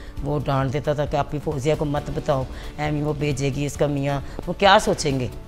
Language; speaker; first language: Urdu; non-native, local second language; Punjabi